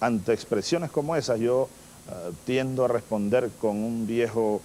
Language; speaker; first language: Spanish; native; Spanish